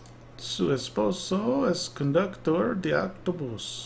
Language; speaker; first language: Spanish; non-native, learner; English